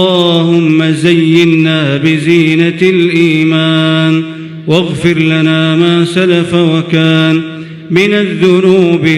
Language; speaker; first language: Arabic; native; Arabic